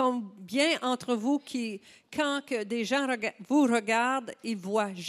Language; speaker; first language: French; native; French